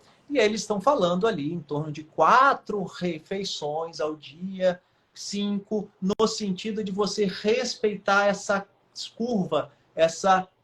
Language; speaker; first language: Portuguese; native; Portuguese